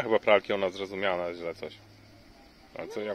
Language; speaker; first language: Polish; native; Polish